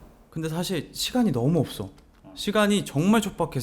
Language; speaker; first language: Korean; native; Korean